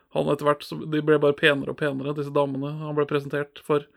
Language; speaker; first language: Norwegian; native; Norwegian